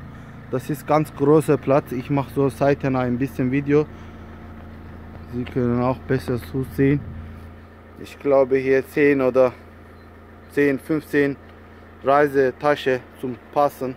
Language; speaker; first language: German; non-native, learner; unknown